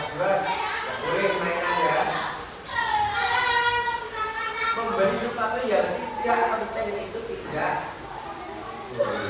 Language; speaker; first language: Indonesian; native; Indonesian